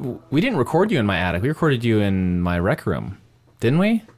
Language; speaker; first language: English; native; English